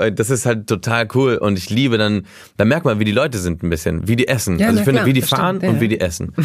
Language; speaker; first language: German; early bilingual, heritage; German